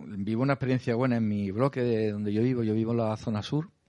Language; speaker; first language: Spanish; native; Spanish